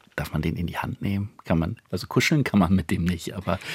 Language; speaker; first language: German; non-native, fluent; Spanish